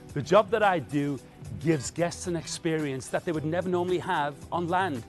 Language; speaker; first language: English; native; English